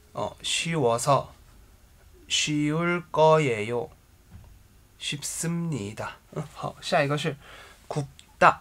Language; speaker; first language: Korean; non-native, fluent; Chinese